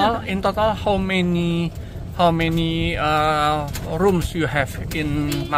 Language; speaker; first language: English; non-native, learner; Indonesian